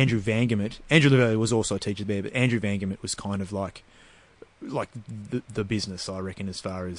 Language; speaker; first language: English; native; English